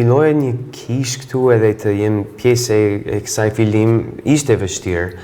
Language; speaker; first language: Albanian; non-native, fluent; English